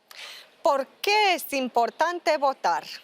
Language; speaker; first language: Spanish; non-native, fluent; Romanian